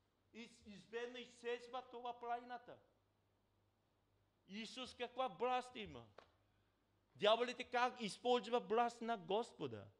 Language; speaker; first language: Bulgarian; non-native, learner; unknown